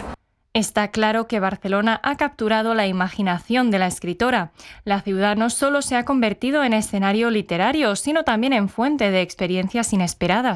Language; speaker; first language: Spanish; non-native, fluent; Czech